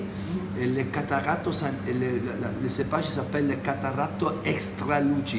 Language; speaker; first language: French; non-native, learner; Italian